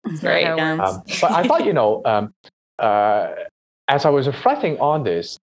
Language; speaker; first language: English; non-native, local second language; Cantonese